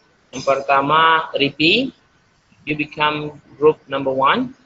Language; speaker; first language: English; non-native, learner; Indonesian